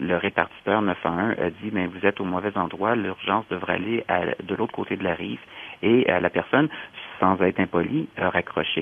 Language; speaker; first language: French; native; French